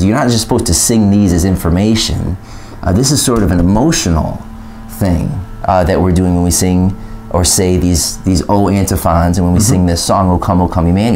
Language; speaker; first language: English; native; English